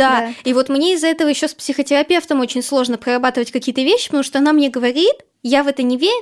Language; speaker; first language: Russian; native; Russian